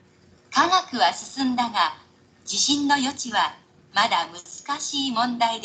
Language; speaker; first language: Japanese; non-native, learner; Indonesian